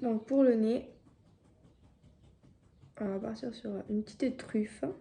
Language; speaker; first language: French; native; French